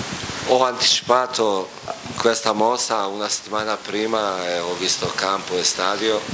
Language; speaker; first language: Italian; non-native, fluent; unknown